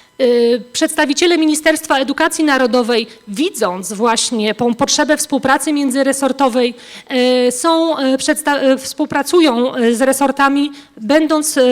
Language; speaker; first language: Polish; native; Polish